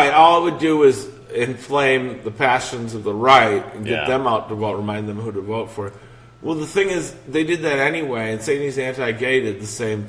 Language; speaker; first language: English; native; English